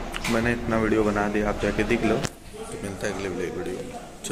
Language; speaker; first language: Hindi; native; Hindi